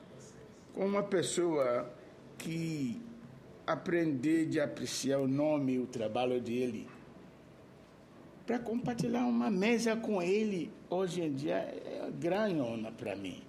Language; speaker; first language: Portuguese; non-native, fluent; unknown